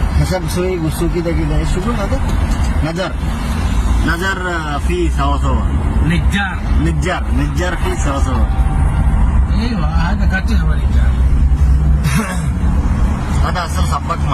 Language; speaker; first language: Arabic; non-native, learner; Bangla